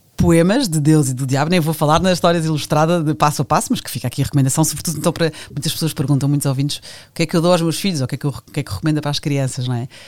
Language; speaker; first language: Portuguese; native; Portuguese